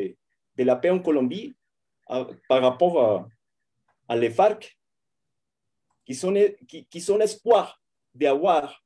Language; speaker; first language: French; non-native, fluent; Spanish